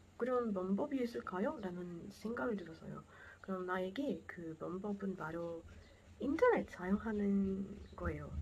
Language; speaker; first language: Korean; non-native, learner; Portuguese